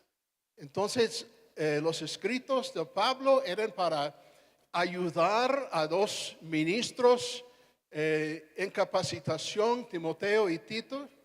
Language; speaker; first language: Spanish; non-native, fluent; English